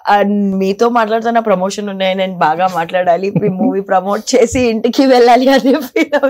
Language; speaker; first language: Telugu; non-native, local second language; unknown